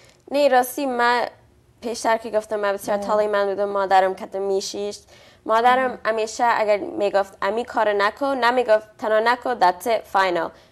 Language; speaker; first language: Persian; early bilingual, heritage; Persian